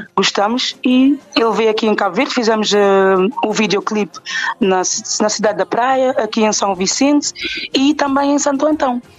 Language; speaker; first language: Portuguese; non-native, local second language; Kabuverdianu